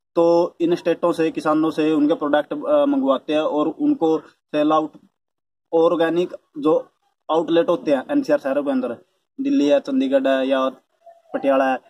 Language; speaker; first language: Hindi; native; Hindi